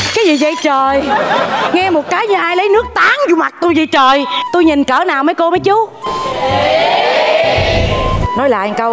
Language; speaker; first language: Vietnamese; native; Vietnamese